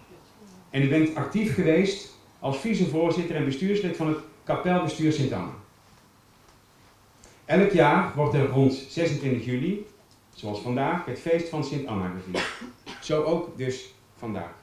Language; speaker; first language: Dutch; native; Dutch